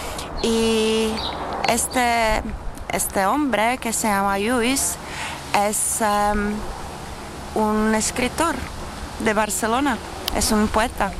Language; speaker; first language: Spanish; non-native, fluent; Czech